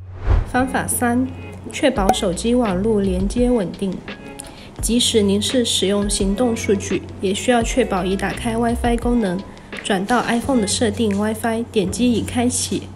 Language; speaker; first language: Chinese; native; Chinese